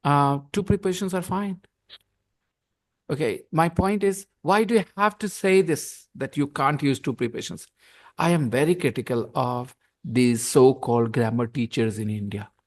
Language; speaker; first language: English; non-native, local second language; Hindi